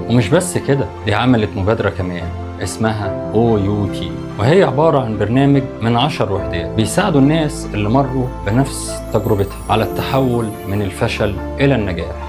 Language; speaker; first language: Arabic; native; Arabic